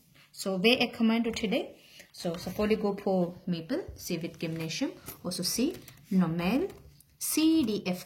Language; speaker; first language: Danish; non-native, learner; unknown